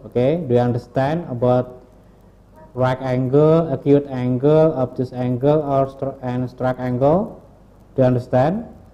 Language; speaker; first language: English; non-native, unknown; Indonesian